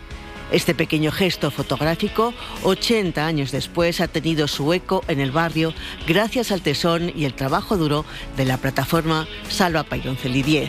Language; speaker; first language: Spanish; native; Spanish